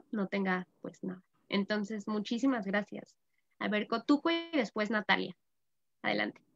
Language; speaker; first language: Spanish; native; Spanish